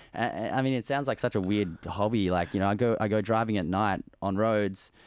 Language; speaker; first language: English; native; English